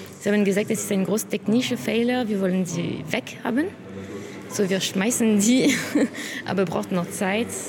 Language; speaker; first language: German; non-native, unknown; French